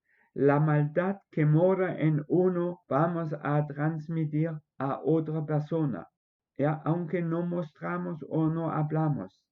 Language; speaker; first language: Spanish; non-native, fluent; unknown